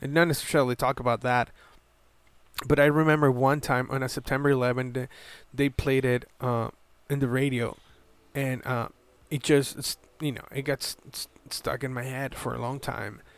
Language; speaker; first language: English; non-native, fluent; Spanish